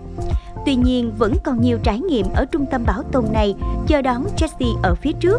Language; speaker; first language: Vietnamese; native; Vietnamese